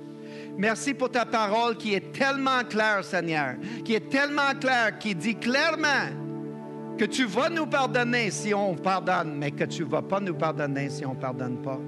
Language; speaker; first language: French; native; French